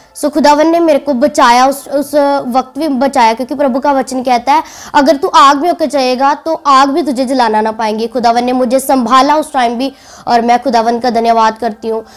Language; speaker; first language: Hindi; native; Hindi